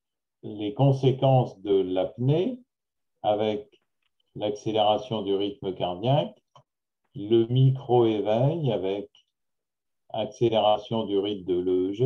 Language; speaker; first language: French; native; French